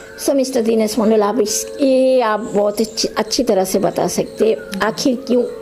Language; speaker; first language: Hindi; non-native, local second language; Bangla